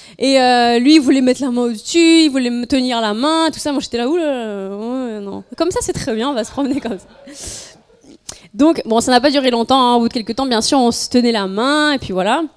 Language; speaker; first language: French; non-native, fluent; Spanish